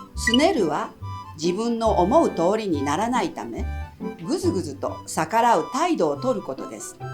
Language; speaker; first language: Japanese; native; Japanese